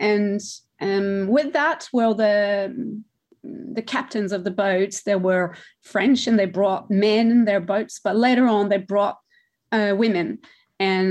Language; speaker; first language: English; non-native, fluent; French